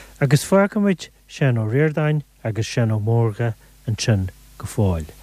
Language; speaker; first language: Irish; native; Irish